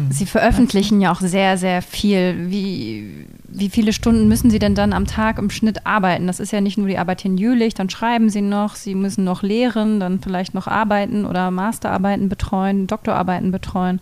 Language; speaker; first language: German; native; German